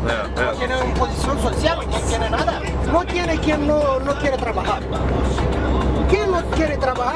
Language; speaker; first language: Spanish; non-native, fluent; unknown